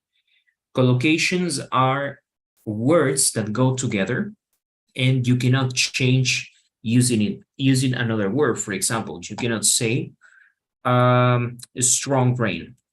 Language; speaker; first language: English; non-native, fluent; Spanish